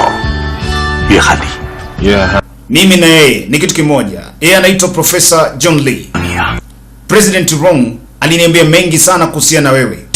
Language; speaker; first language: Swahili; native; Swahili